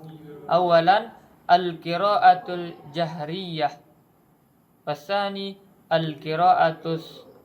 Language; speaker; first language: Arabic; non-native, learner; Indonesian